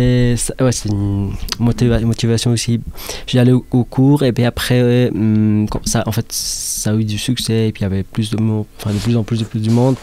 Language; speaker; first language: French; non-native, fluent; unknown